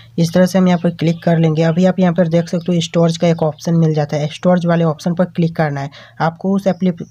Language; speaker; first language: Hindi; native; Hindi